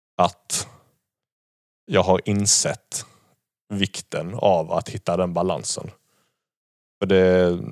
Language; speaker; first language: Swedish; native; Swedish